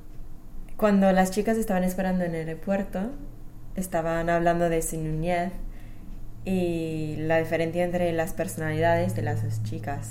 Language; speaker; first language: Spanish; non-native, fluent; English